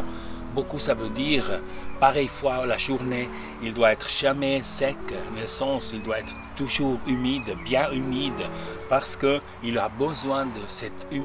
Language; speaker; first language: French; non-native, local second language; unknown